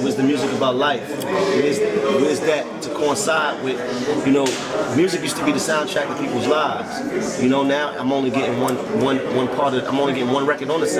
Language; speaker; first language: English; native; English